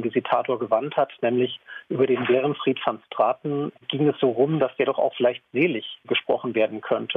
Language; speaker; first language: German; native; German